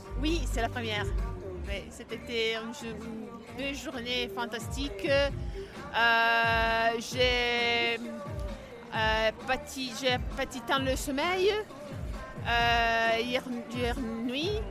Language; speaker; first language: French; non-native, fluent; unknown